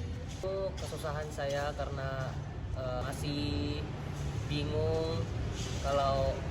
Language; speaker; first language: Indonesian; non-native, learner; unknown